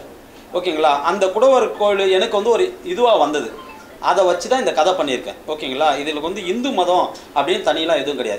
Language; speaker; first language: Tamil; native; Tamil